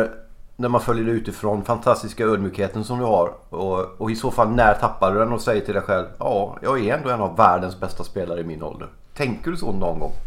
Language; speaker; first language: Swedish; native; Swedish